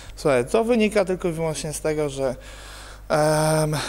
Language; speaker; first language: Polish; native; Polish